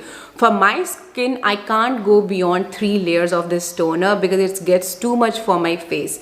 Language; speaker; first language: English; non-native, local second language; Hindi